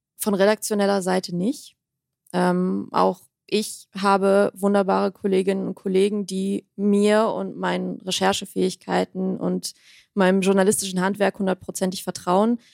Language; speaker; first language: German; early bilingual, other home language; Armenian